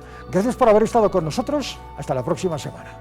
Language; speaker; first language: Spanish; native; Spanish